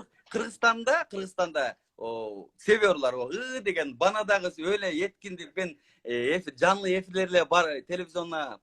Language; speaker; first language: Turkish; non-native, learner; Kyrgyz